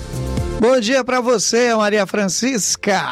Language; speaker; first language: Portuguese; native; Portuguese